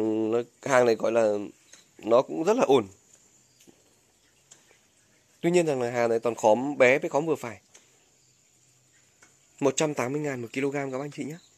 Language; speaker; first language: Vietnamese; native; Vietnamese